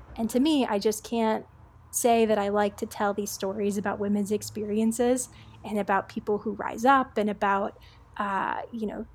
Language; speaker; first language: English; native; English